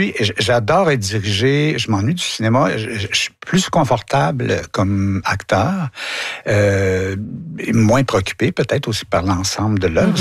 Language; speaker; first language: French; native; French